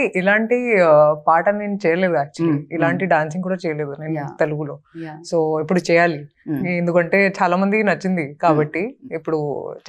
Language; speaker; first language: Telugu; non-native, fluent; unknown